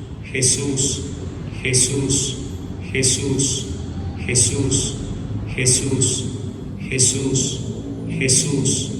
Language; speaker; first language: Spanish; native; Spanish